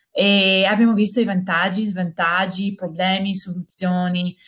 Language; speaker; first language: Italian; non-native, fluent; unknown